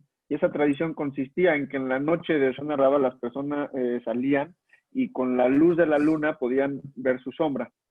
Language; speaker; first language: Spanish; native; Spanish